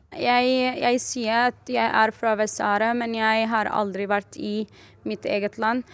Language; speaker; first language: Norwegian; non-native, fluent; Arabic